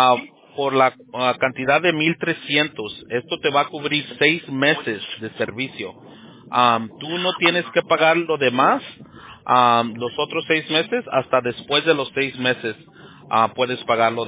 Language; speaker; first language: Spanish; early bilingual, heritage; Spanish